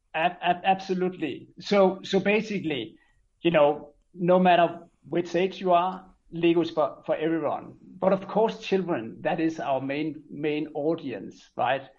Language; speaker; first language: English; non-native, fluent; Danish